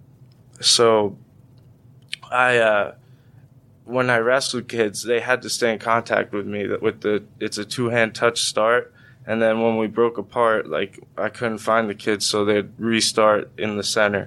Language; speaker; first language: English; native; English